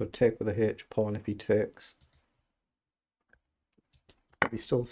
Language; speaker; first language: English; native; English